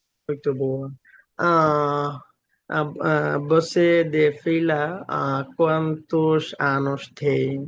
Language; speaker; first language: Portuguese; non-native, learner; Bangla